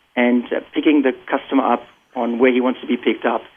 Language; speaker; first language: English; non-native, fluent; German